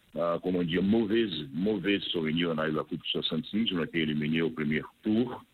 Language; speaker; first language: French; non-native, fluent; Portuguese